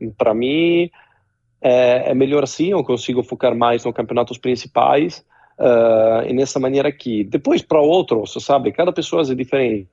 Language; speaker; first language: Portuguese; non-native, fluent; Italian